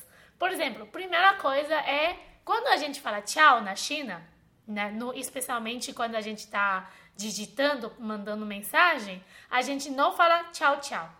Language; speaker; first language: Portuguese; non-native, fluent; Chinese